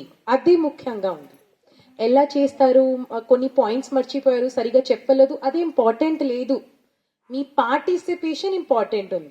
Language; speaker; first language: Telugu; non-native, learner; Hindi